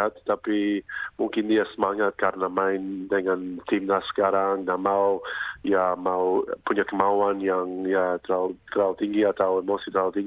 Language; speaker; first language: Indonesian; non-native, fluent; English